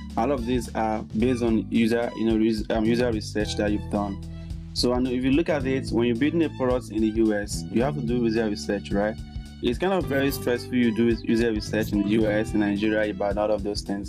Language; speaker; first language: English; non-native, local second language; Yoruba